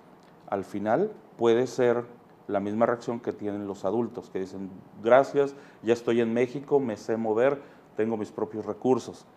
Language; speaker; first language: Spanish; native; Spanish